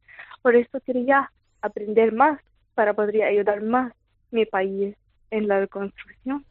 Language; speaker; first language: Spanish; non-native, fluent; Arabic